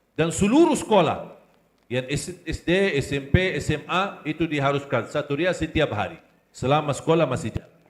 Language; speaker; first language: Malay; non-native, fluent; Arabic